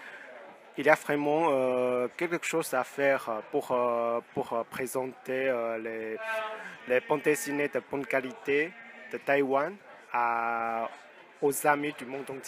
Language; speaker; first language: French; non-native, fluent; Chinese